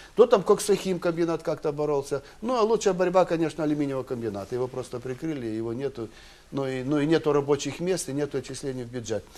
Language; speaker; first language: Russian; non-native, local second language; Ukrainian